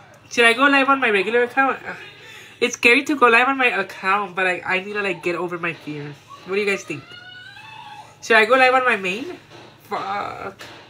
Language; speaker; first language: English; early bilingual, other home language; Spanish